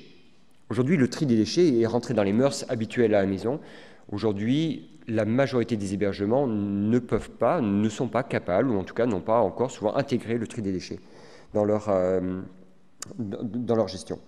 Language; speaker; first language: French; native; French